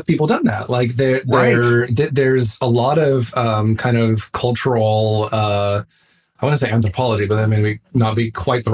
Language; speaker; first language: English; native; English